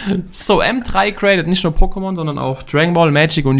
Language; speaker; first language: German; native; German